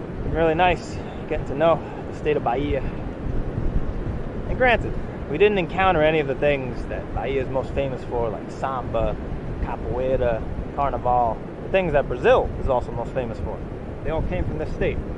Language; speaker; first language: English; native; English